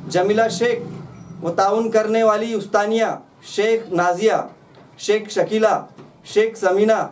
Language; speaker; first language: Urdu; native; Urdu